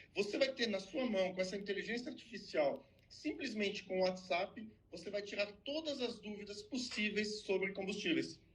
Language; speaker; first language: Portuguese; non-native, fluent; French